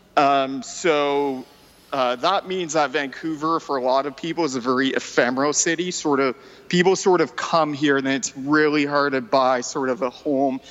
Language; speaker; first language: English; non-native, fluent; French